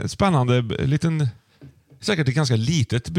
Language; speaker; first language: Swedish; native; Swedish